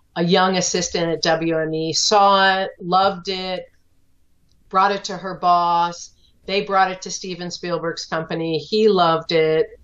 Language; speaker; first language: English; native; English